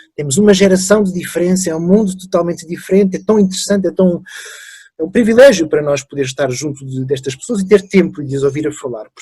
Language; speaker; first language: Portuguese; early bilingual, other home language; French